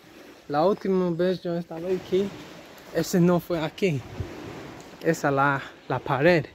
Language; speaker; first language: Spanish; non-native, learner; English